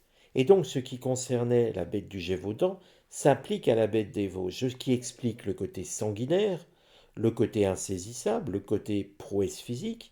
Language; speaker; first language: French; native; French